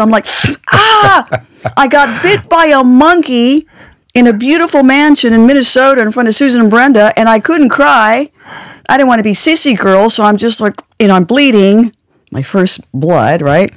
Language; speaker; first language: English; native; English